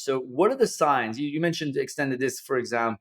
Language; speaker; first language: English; native; English